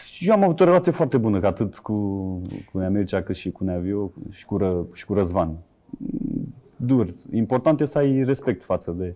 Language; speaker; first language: Romanian; native; Romanian